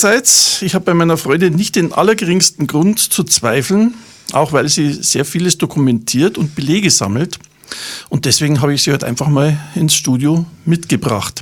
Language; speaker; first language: German; native; German